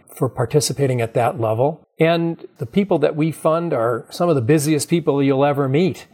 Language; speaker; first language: English; native; English